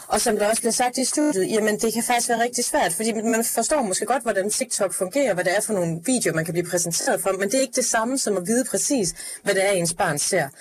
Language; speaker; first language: Danish; native; Danish